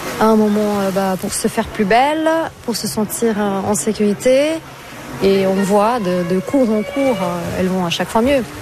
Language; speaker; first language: French; non-native, fluent; Portuguese